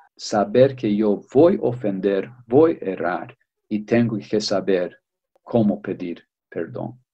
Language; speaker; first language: Spanish; native; Spanish